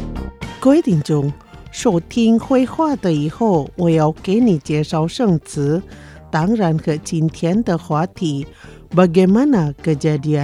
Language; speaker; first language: Chinese; non-native, fluent; Indonesian